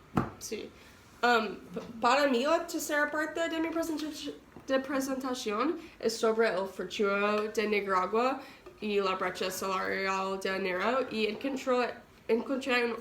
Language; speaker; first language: Spanish; non-native, learner; English